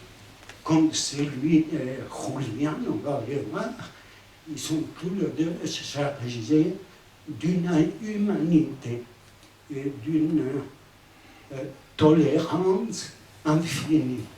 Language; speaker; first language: French; non-native, fluent; Spanish